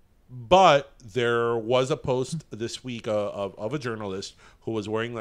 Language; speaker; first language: English; early bilingual, other home language; Spanish